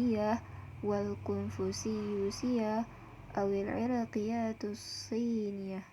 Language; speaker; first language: Arabic; non-native, fluent; Indonesian